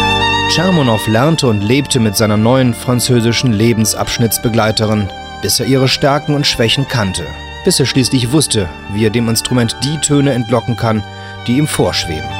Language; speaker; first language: German; native; German